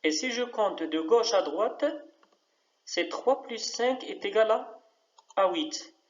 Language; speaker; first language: French; non-native, local second language; Arabic